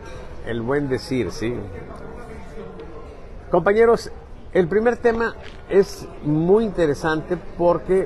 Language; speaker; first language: Spanish; native; Spanish